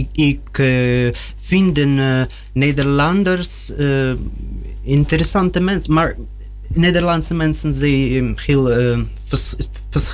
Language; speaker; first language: Dutch; non-native, learner; Russian